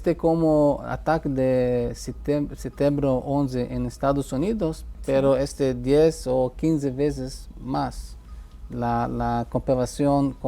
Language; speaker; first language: Spanish; non-native, fluent; Hebrew